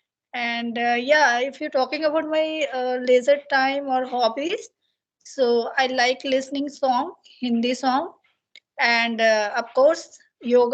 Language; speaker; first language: English; non-native, learner; Hindi